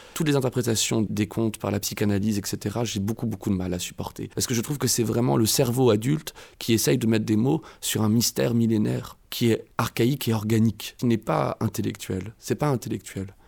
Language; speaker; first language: French; native; French